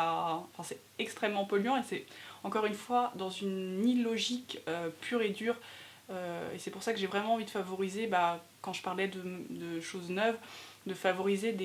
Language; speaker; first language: French; native; French